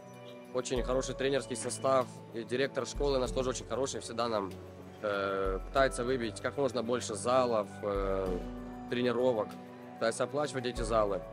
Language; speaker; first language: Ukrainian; non-native, local second language; Russian